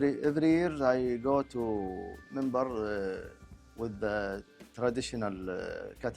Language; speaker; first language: English; non-native, local second language; Arabic